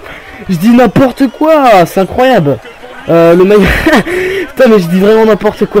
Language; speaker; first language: French; native; French